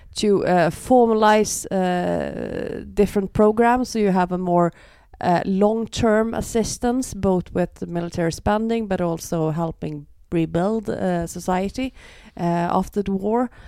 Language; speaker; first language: English; non-native, fluent; Swedish